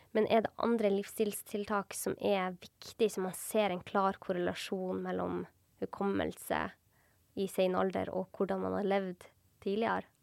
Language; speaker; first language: Norwegian; native; Norwegian